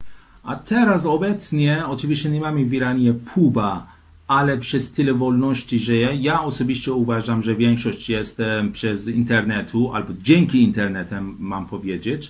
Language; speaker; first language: Polish; non-native, fluent; Persian